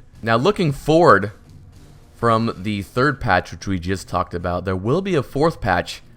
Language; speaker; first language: English; native; English